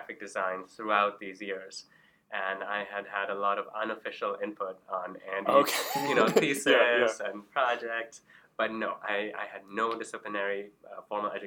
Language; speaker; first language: English; non-native, local second language; Urdu